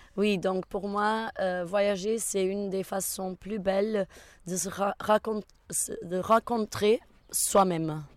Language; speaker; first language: French; non-native, fluent; Portuguese